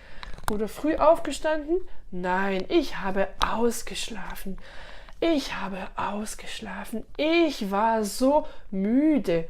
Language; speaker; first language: German; non-native, fluent; French